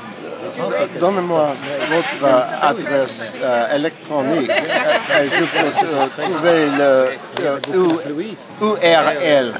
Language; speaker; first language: French; non-native, learner; English